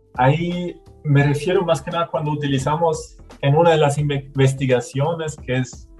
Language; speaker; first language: Spanish; non-native, fluent; German